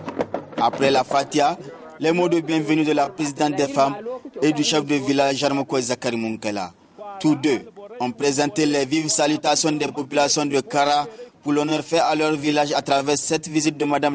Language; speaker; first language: French; native; French